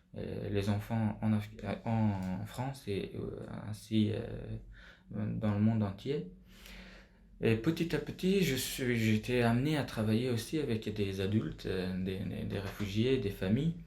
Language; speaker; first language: French; non-native, fluent; Persian